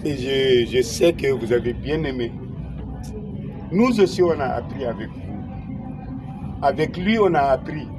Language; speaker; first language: French; non-native, local second language; Bambara